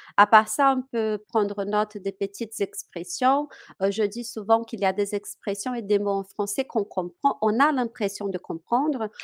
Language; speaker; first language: French; non-native, fluent; Portuguese